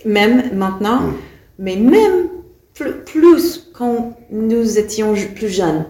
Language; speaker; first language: French; non-native, fluent; English